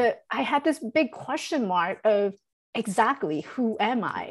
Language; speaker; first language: English; non-native, fluent; Chinese